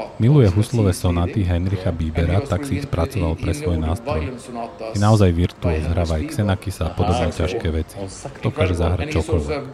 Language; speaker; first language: Slovak; non-native, fluent; Norwegian